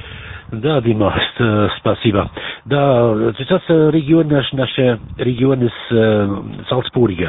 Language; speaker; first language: Russian; non-native, learner; German